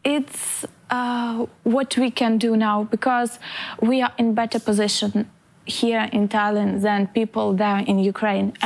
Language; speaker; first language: English; non-native, fluent; Ukrainian